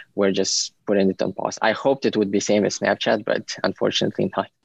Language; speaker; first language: English; non-native, fluent; Ukrainian